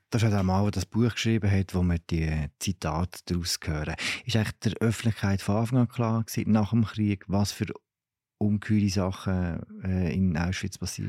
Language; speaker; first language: German; native; German